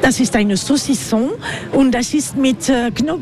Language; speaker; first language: German; non-native, learner; French